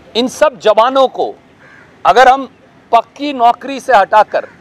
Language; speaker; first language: Hindi; native; Hindi